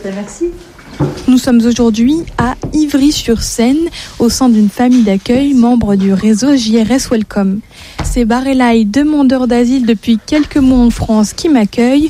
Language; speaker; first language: French; native; French